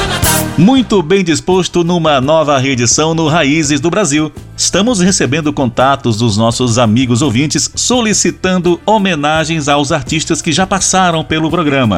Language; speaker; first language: Portuguese; native; Portuguese